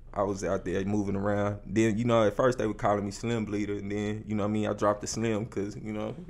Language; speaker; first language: English; native; English